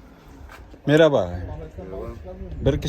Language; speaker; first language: Turkish; non-native, learner; Kazakh